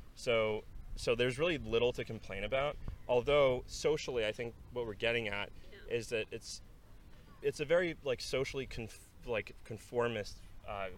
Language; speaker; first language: English; non-native, fluent; Norwegian